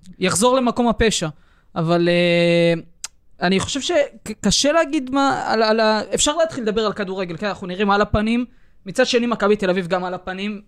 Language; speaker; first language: Hebrew; native; Hebrew